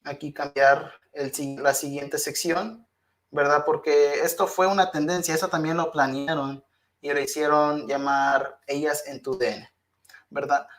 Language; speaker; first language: Spanish; early bilingual, heritage; Spanish